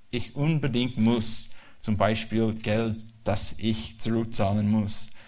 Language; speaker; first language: German; non-native, learner; English